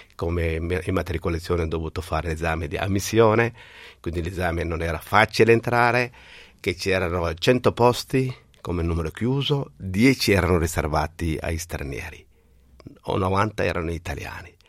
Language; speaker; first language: Italian; non-native, fluent; Somali